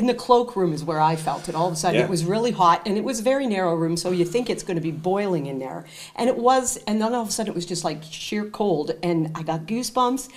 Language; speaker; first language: English; native; English